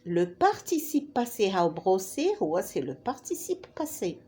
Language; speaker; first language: French; non-native, local second language; Arabic